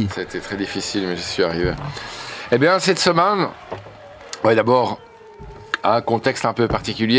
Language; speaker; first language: French; native; French